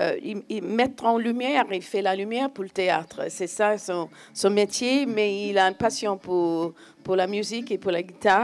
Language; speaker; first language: French; non-native, fluent; English